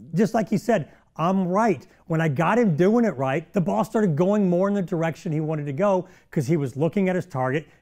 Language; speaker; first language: English; native; English